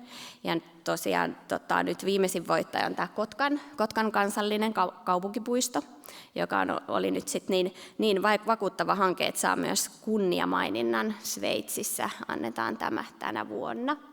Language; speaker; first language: Finnish; native; Finnish